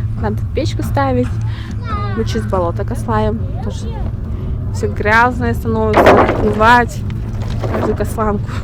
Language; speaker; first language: Russian; non-native, local second language; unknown